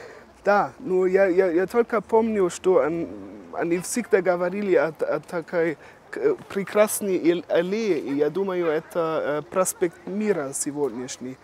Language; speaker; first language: Russian; non-native, learner; German